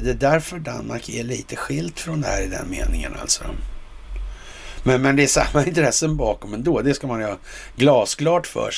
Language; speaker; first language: Swedish; native; Swedish